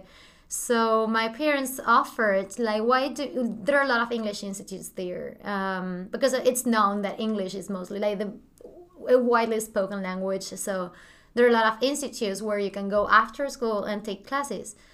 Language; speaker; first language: English; non-native, fluent; Spanish